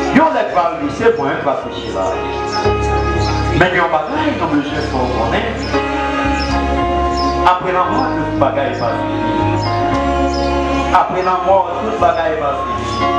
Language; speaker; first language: French; non-native, local second language; Haitian Creole